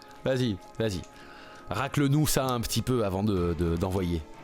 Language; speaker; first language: French; native; French